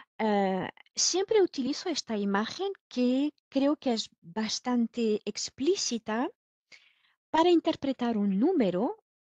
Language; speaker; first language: Spanish; non-native, fluent; French